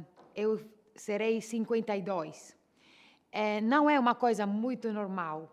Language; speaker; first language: Portuguese; non-native, learner; Italian